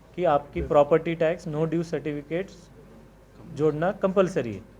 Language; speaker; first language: Hindi; non-native, local second language; Marathi